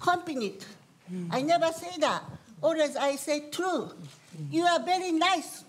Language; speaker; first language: English; non-native, learner; Japanese